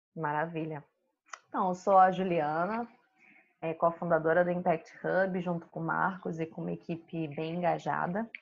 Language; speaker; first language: Portuguese; native; Portuguese